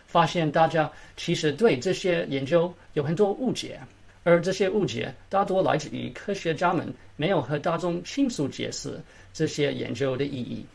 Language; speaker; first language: Chinese; early bilingual, heritage; Chinese